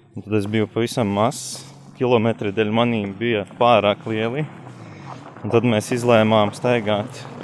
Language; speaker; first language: Latvian; native; Latvian